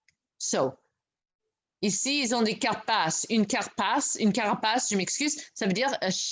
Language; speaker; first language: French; non-native, local second language; English